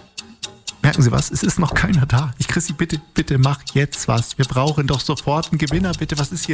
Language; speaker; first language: German; native; German